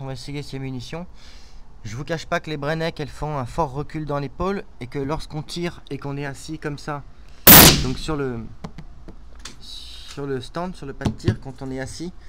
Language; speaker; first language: French; native; French